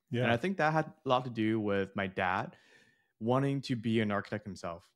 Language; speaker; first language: English; early bilingual, other home language; Chinese